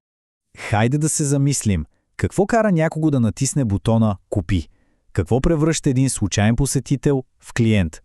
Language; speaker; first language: Bulgarian; native; Bulgarian